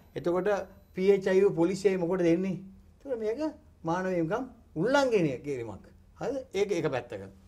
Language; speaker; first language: Sinhala; non-native, local second language; Tamil